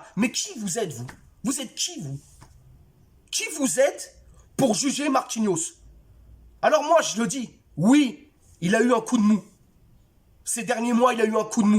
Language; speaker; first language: French; native; French